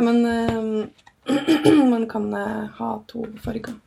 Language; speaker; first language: Norwegian; early bilingual, other home language; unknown